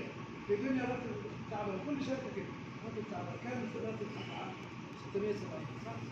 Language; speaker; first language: Arabic; non-native, learner; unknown